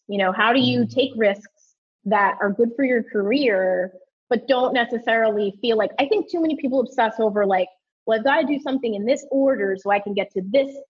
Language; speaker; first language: English; native; English